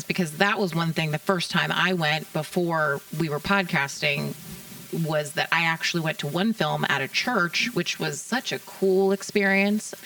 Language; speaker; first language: English; native; English